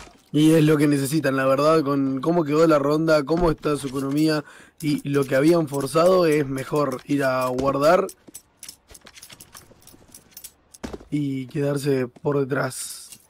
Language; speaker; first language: Spanish; native; Spanish